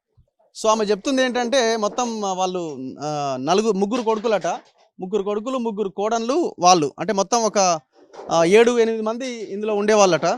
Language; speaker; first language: Telugu; native; Telugu